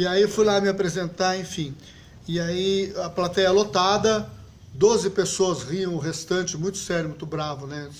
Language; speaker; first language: Portuguese; native; Portuguese